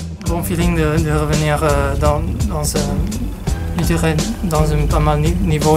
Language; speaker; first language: French; non-native, fluent; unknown